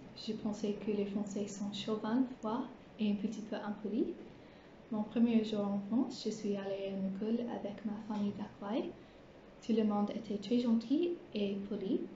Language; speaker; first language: French; non-native, learner; Cantonese